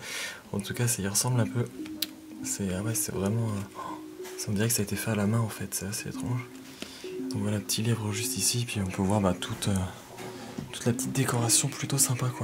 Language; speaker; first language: French; native; French